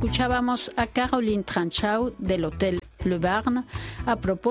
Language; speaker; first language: Spanish; native; Spanish